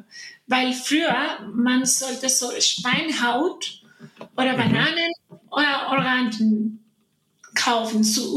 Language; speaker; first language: German; non-native, learner; Spanish